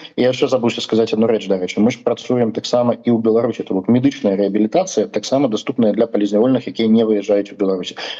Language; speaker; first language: Belarusian; non-native, local second language; Russian